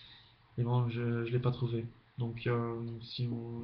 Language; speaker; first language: French; non-native, fluent; Dutch